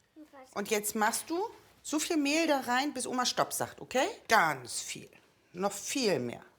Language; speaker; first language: German; native; German